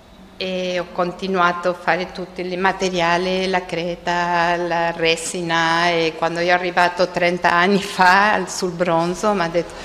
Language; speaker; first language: Italian; non-native, learner; Spanish